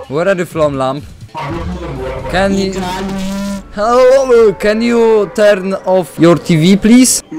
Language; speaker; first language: English; non-native, learner; Polish